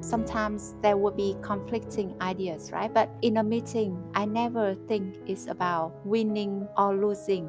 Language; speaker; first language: English; non-native, fluent; Vietnamese